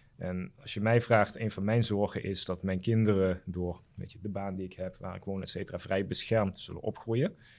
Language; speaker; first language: Dutch; non-native, local second language; Papiamento